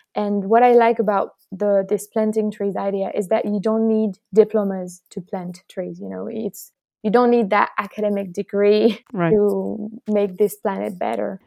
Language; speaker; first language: English; non-native, fluent; French